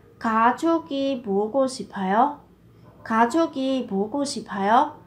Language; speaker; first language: Korean; non-native, fluent; Vietnamese